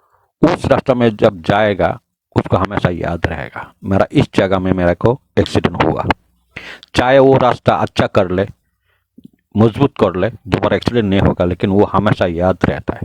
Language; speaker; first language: Hindi; non-native, learner; Bangla